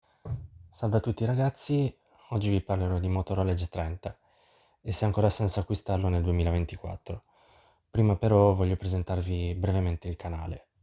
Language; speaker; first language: Italian; native; Italian